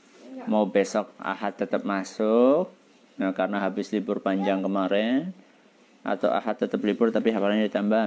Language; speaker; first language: Indonesian; native; Indonesian